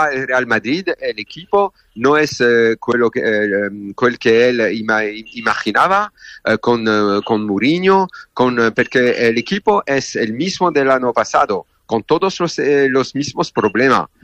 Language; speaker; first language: Spanish; non-native, learner; French